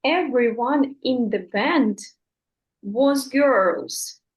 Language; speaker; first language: English; non-native, fluent; Russian